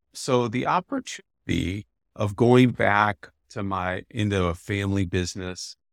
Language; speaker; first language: English; native; English